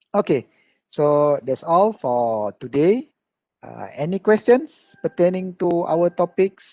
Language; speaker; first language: English; non-native, local second language; Malay